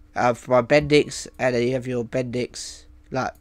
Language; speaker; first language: English; native; English